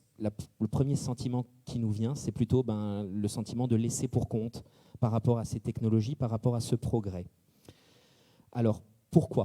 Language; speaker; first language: French; native; French